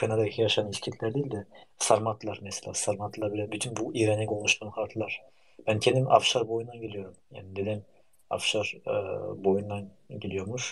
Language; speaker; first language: Turkish; early bilingual, heritage; Turkish